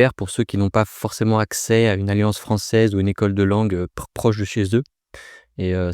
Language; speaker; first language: French; native; French